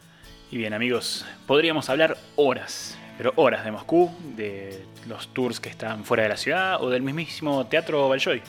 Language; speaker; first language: Spanish; native; Spanish